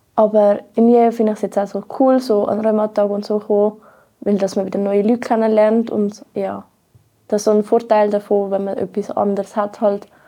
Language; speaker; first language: German; native; German